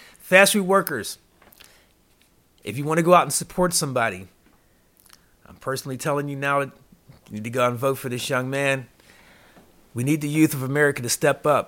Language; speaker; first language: English; native; English